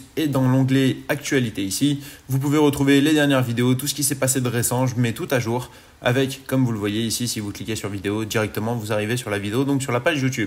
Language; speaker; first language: French; native; French